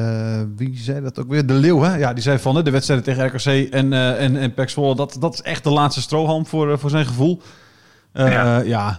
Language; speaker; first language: Dutch; native; Dutch